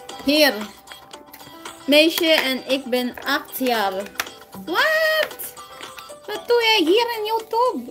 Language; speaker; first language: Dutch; non-native, learner; Filipino